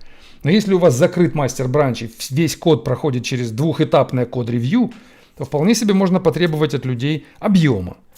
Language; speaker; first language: Russian; native; Russian